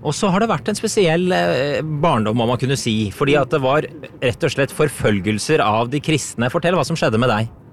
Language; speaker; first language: Norwegian; native; Norwegian